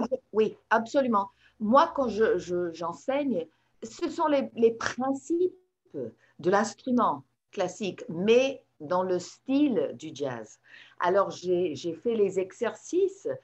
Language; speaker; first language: French; non-native, fluent; English